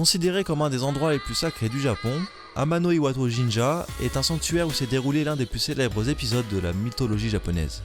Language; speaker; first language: French; native; French